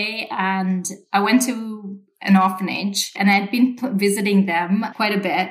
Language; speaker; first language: English; non-native, local second language; Sinhala